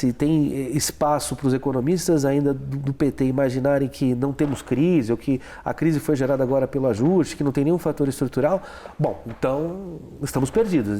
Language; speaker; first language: Portuguese; native; Portuguese